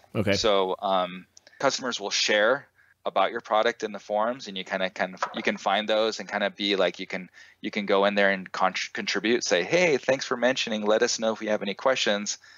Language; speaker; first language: English; native; English